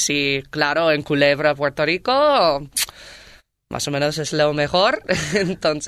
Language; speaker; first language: Spanish; non-native, learner; English